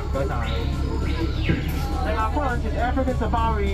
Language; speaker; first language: English; non-native, local second language; Chinese